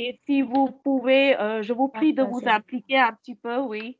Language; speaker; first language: French; non-native, fluent; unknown